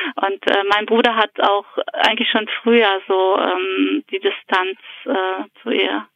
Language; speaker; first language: German; early bilingual, other home language; Polish